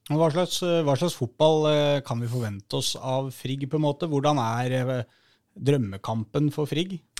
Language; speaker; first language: Norwegian; native; Norwegian